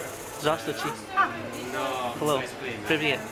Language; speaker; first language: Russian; non-native, learner; English